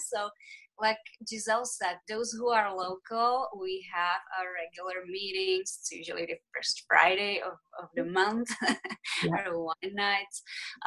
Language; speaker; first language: English; non-native, fluent; Czech